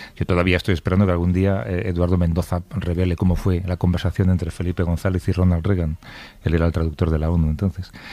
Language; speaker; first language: Spanish; native; Spanish